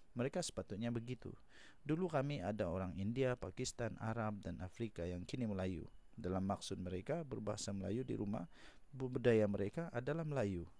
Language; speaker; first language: Malay; non-native, local second language; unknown